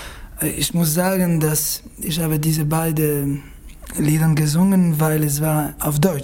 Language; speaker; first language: German; non-native, learner; French